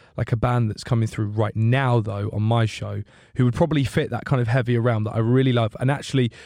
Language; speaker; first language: English; native; English